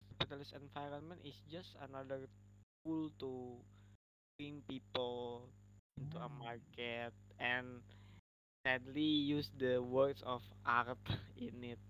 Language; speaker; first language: English; non-native, learner; Indonesian